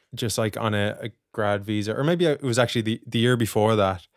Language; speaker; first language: English; native; English